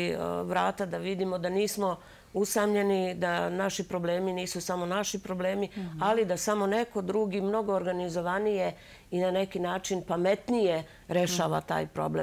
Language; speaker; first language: Serbian; native; Serbian